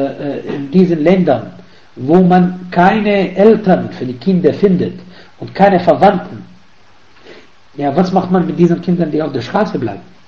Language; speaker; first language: German; non-native, fluent; Arabic